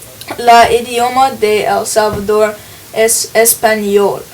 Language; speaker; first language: Spanish; non-native, learner; English